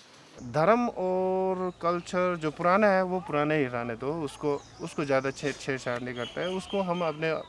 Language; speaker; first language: Hindi; non-native, local second language; Tibetan